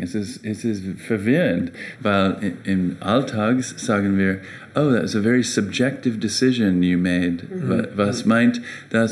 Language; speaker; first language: German; non-native, learner; English